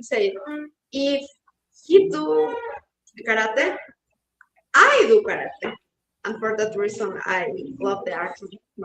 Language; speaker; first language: English; non-native, learner; Spanish